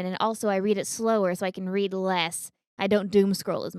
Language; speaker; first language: English; native; English